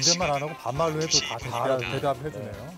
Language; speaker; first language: Korean; native; Korean